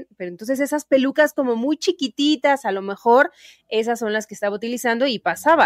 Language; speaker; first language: Spanish; native; Spanish